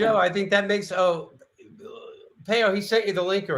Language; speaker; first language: English; native; English